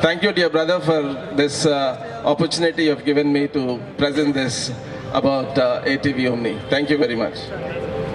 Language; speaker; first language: English; non-native, local second language; Telugu